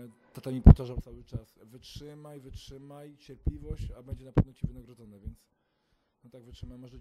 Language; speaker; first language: Polish; native; Polish